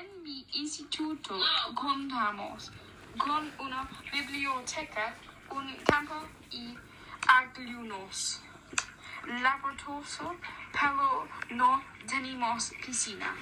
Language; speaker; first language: Spanish; non-native, learner; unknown